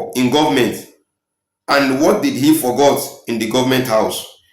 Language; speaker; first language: English; non-native, local second language; Yoruba